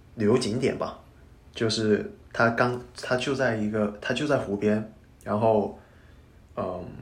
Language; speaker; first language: Chinese; non-native, local second language; Cantonese